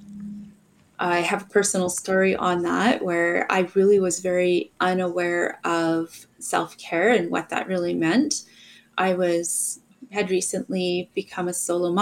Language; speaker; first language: English; native; English